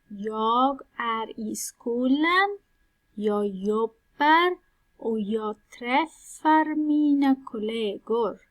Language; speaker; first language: Swedish; non-native, fluent; Pashto